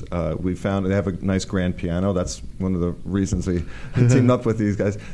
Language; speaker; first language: English; native; English